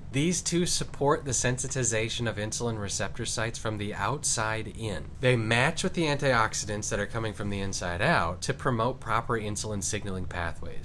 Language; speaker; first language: English; native; English